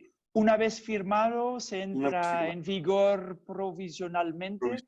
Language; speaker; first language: Spanish; non-native, fluent; Dutch